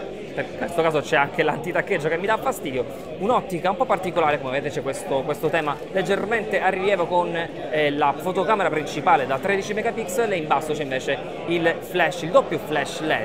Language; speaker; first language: Italian; native; Italian